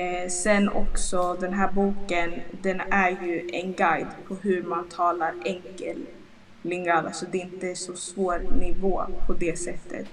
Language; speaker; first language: Swedish; early bilingual, other home language; Lingala